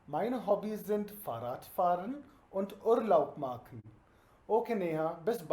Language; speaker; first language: German; non-native, fluent; Hindi